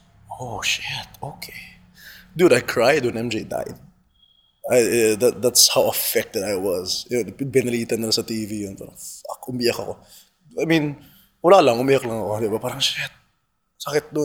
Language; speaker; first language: English; non-native, local second language; Cebuano